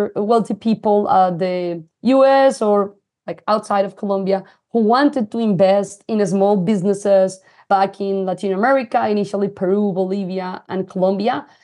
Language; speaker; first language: English; non-native, fluent; Spanish